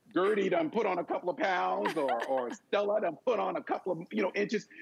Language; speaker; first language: English; native; English